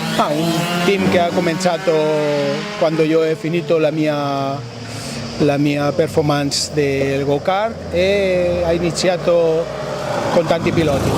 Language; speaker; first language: Italian; non-native, learner; Spanish